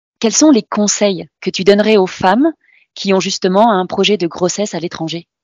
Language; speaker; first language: French; native; French